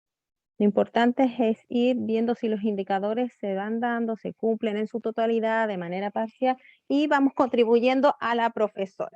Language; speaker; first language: Spanish; native; Spanish